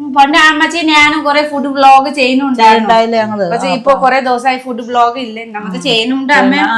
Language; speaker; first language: Malayalam; non-native, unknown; Nepali